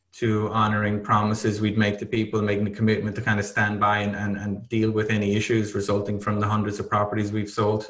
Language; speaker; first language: English; native; English